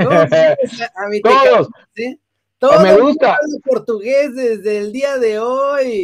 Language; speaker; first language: Spanish; native; Spanish